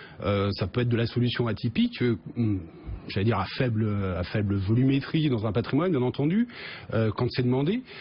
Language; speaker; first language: French; native; French